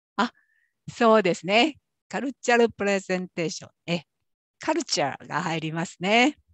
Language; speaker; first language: Japanese; native; Japanese